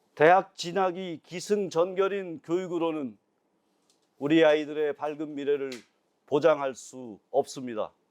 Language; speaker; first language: Korean; native; Korean